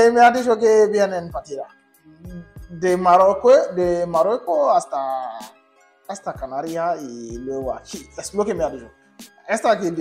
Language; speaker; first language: Spanish; non-native, learner; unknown